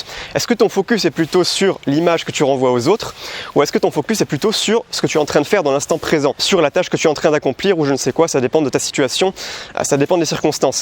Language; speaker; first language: French; native; French